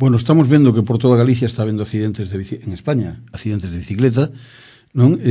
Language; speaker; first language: Spanish; non-native, local second language; Galician